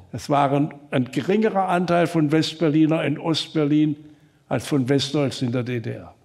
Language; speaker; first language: German; native; German